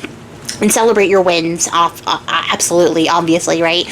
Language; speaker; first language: English; native; English